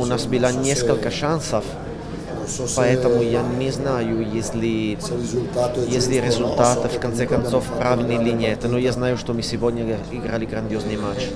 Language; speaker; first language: Russian; non-native, learner; Italian